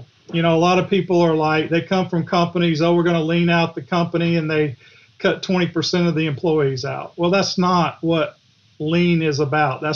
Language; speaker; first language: English; native; English